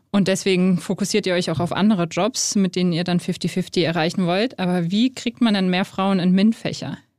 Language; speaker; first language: German; native; German